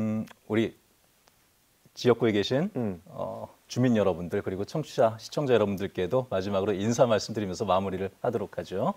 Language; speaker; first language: Korean; native; Korean